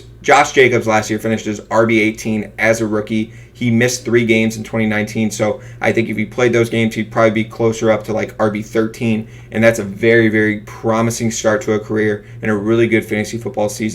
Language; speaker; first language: English; native; English